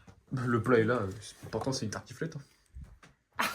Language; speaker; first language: French; native; French